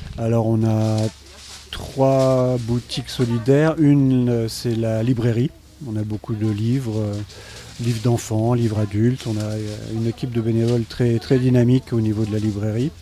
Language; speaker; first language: French; native; French